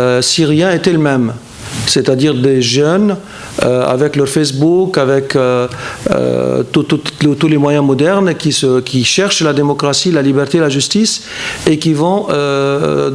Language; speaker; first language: French; non-native, fluent; Arabic